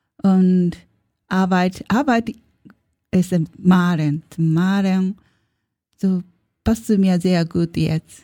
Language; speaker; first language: German; non-native, learner; Japanese